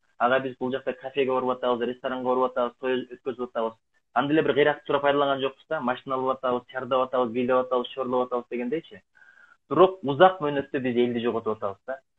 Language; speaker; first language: Kyrgyz; native; Kyrgyz